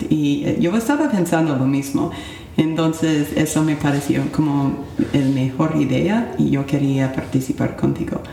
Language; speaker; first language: Spanish; non-native, fluent; English